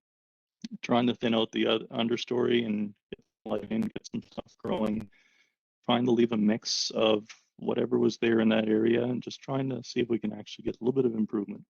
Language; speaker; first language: English; native; English